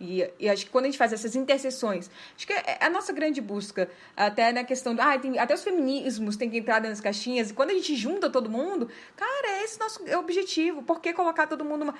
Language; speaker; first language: Portuguese; native; Portuguese